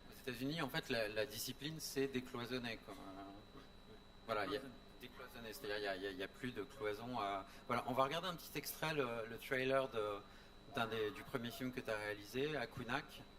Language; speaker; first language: French; native; French